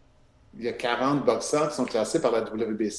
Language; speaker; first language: French; native; French